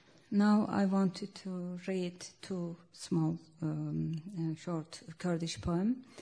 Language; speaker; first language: English; non-native, learner; Kurdish